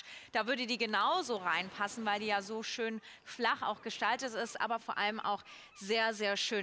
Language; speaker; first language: German; native; German